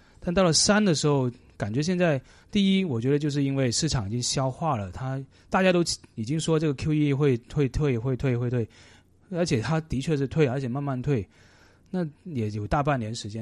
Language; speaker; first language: Chinese; non-native, local second language; Cantonese